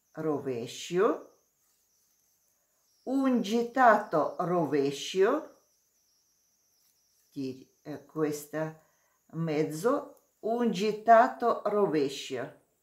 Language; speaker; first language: Italian; non-native, learner; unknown